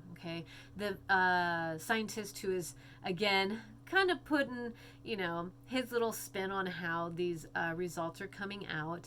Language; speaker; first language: English; native; English